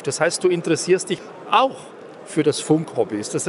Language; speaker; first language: German; native; German